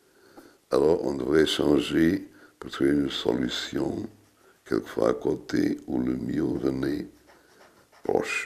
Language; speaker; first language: French; non-native, fluent; Portuguese